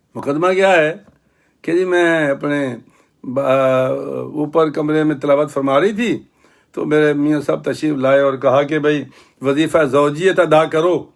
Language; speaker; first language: Urdu; non-native, local second language; Punjabi